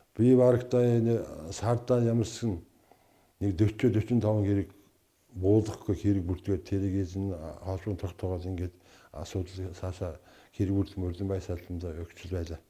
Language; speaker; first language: Mongolian; non-native, local second language; Kazakh